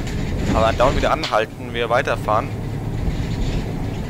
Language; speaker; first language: German; native; German